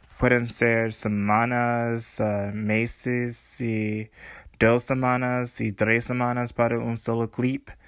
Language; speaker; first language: Spanish; non-native, learner; English